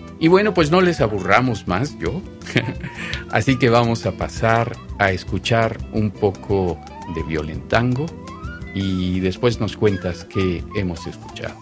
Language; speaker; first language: Spanish; native; Spanish